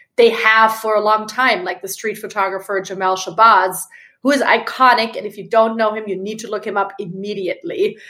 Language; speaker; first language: English; non-native, fluent; German